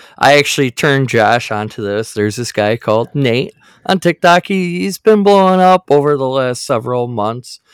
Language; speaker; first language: English; native; English